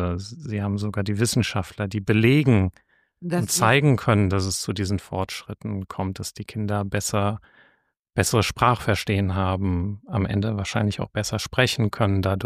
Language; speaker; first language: German; native; German